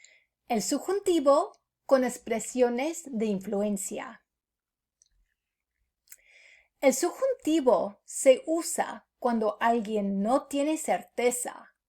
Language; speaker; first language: Spanish; non-native, fluent; English